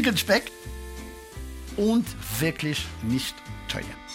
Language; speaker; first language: German; non-native, fluent; French